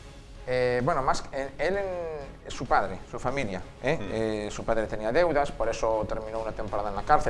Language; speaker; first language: Spanish; native; Spanish